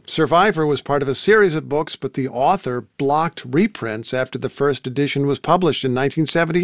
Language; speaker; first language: English; native; English